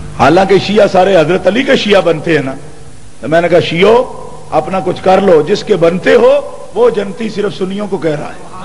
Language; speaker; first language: Urdu; non-native, local second language; Punjabi